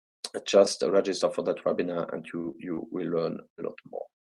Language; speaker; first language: English; non-native, fluent; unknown